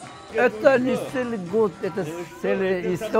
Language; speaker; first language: Russian; non-native, local second language; Persian